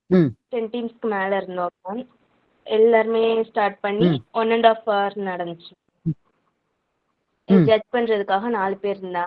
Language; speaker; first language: Tamil; native; Tamil